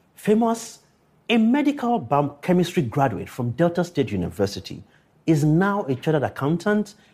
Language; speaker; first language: English; non-native, local second language; Yoruba